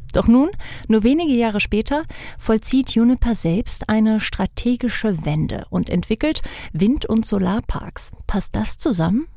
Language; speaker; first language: German; native; German